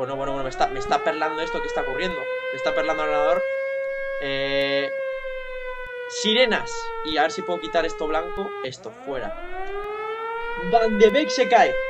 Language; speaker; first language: Spanish; native; Spanish